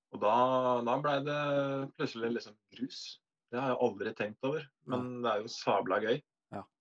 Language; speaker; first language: Norwegian; native; Norwegian